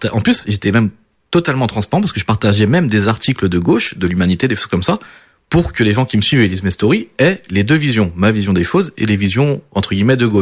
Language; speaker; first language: French; early bilingual, other home language; Portuguese